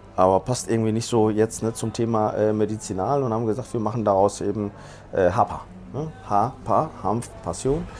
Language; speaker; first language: German; early bilingual, other home language; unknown